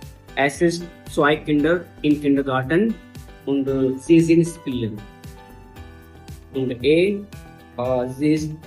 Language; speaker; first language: German; non-native, learner; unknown